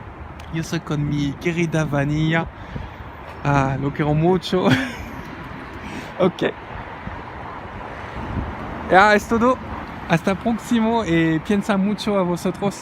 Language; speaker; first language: Spanish; non-native, learner; French